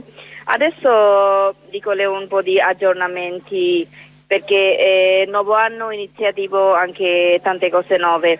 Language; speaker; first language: Italian; non-native, learner; Bangla